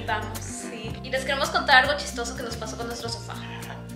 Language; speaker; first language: Spanish; native; Spanish